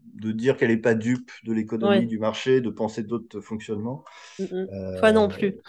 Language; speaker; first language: French; native; French